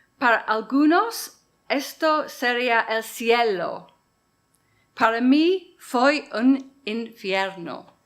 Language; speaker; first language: Spanish; non-native, learner; English